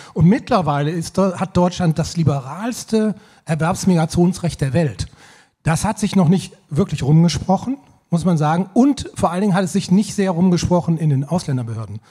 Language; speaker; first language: German; native; German